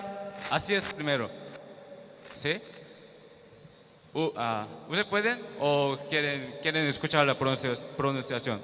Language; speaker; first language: Spanish; non-native, learner; Korean